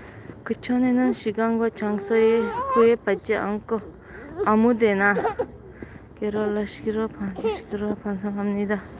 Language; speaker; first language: Korean; non-native, learner; Tajik